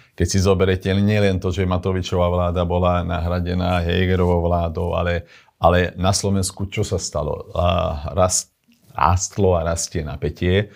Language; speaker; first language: Slovak; non-native, local second language; Hungarian